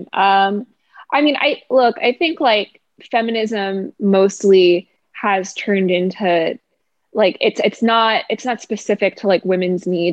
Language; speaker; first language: English; native; English